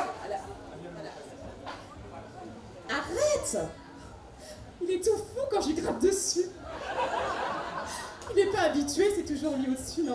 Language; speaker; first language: French; native; French